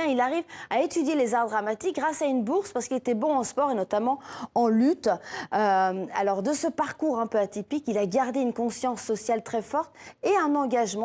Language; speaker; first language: French; native; French